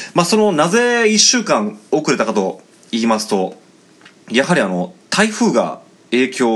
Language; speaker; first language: Japanese; native; Japanese